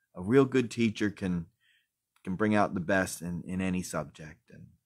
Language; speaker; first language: English; native; English